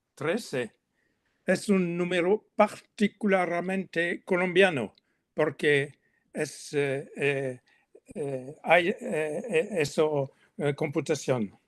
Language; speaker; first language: Spanish; non-native, learner; French